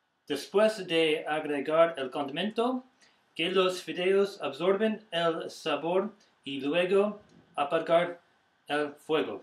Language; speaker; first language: Spanish; non-native, learner; English